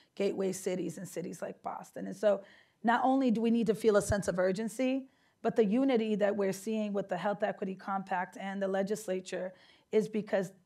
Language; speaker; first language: English; native; English